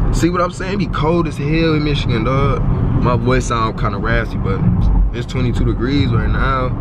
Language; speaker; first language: English; native; English